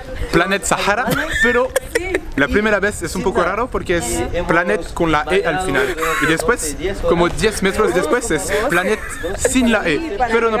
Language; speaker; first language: Spanish; non-native, fluent; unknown